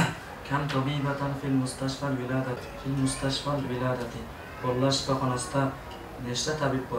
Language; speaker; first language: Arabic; non-native, learner; Uzbek